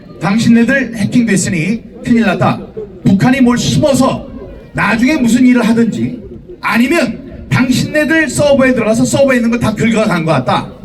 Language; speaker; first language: Korean; native; Korean